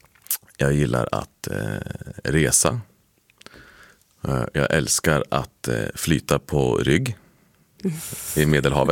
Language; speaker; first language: Swedish; native; Swedish